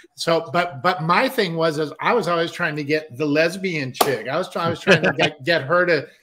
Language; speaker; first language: English; native; English